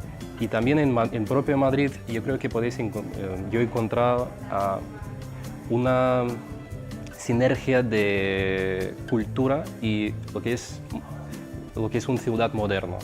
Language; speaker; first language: Spanish; non-native, fluent; Russian